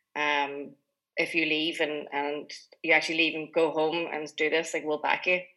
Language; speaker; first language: English; native; English